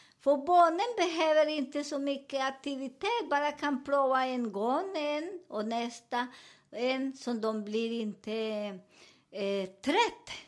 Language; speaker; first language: Swedish; non-native, fluent; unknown